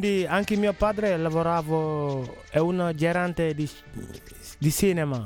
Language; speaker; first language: Italian; non-native, learner; Wolof